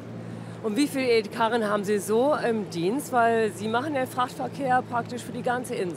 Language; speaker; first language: German; native; German